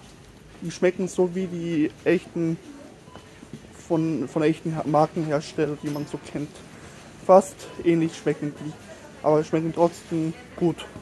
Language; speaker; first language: German; non-native, fluent; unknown